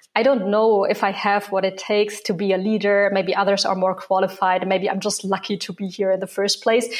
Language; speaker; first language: English; non-native, fluent; German